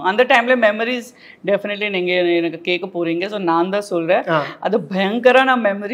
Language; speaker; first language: Tamil; non-native, learner; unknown